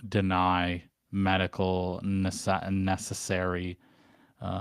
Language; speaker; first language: English; native; English